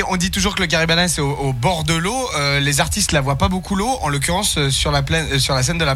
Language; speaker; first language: French; native; French